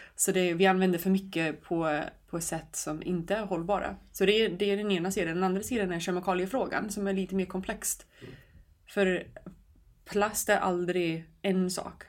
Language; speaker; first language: Swedish; non-native, fluent; English